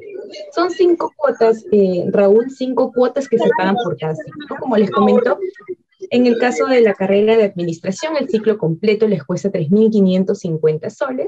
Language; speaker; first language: Spanish; native; Spanish